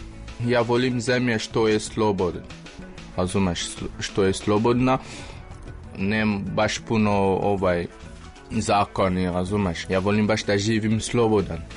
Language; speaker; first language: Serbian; non-native, learner; French